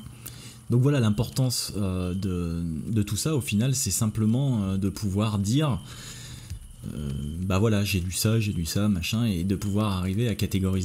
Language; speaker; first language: French; native; French